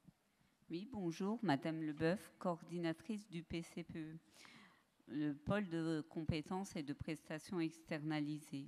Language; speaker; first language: French; native; French